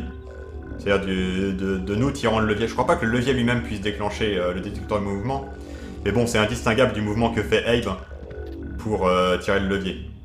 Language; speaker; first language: French; native; French